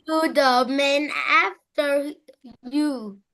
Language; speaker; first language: English; non-native, learner; Vietnamese